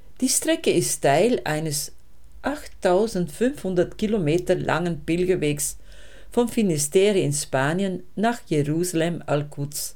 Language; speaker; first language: German; native; German